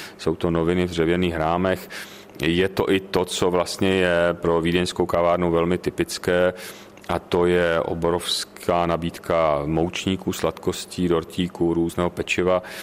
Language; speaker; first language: Czech; native; Czech